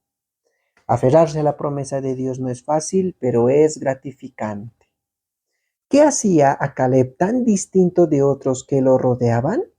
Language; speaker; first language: Spanish; native; Spanish